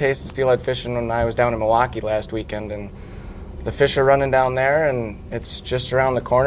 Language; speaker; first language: English; native; English